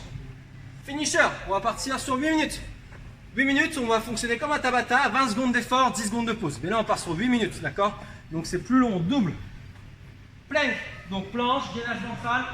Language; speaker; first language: French; native; French